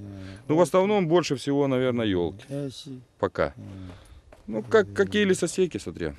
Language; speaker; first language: Russian; native; Russian